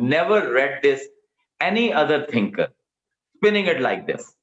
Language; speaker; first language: English; non-native, local second language; Urdu